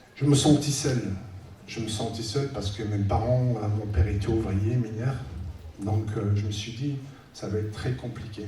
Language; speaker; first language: French; early bilingual, other home language; Tachelhit